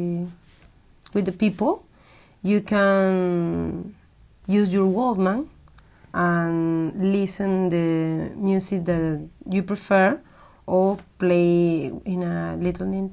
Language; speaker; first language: English; non-native, learner; Spanish